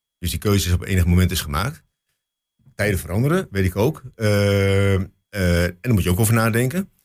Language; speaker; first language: Dutch; native; Dutch